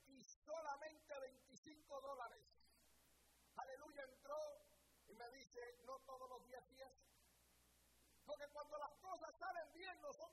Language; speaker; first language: Spanish; early bilingual, heritage; Spanish